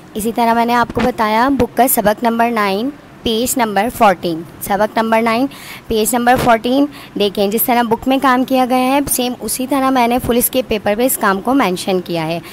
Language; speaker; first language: Urdu; non-native, local second language; Sindhi